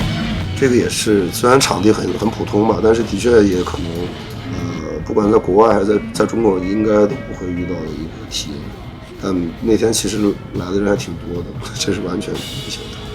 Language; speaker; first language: Chinese; native; Chinese